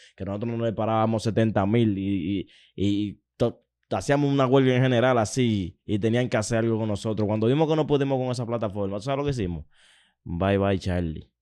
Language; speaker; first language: Spanish; native; Spanish